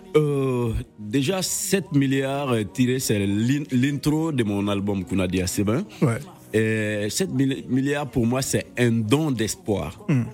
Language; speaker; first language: French; non-native, local second language; Bambara